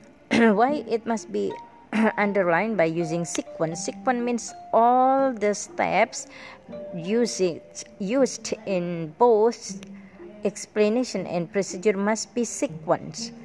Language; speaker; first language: English; non-native, fluent; Indonesian